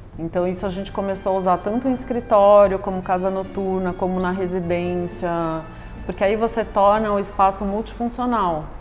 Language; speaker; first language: Portuguese; native; Portuguese